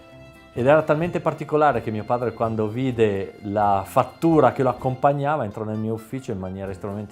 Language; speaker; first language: Italian; native; Italian